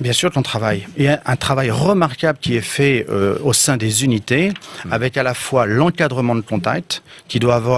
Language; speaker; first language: French; native; French